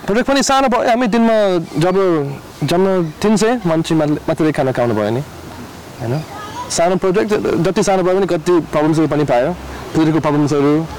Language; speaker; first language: Nepali; non-native, learner; English